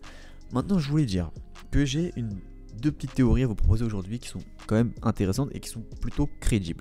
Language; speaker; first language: French; native; French